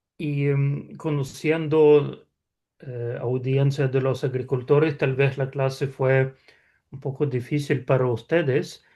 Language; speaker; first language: Spanish; non-native, fluent; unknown